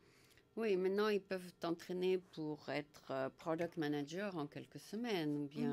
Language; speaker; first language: French; native; French